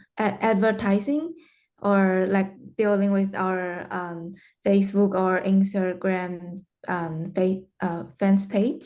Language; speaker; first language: English; non-native, fluent; Chinese